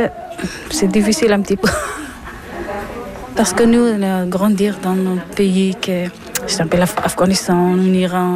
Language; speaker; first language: French; non-native, learner; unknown